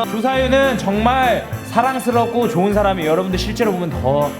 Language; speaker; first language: Korean; native; Korean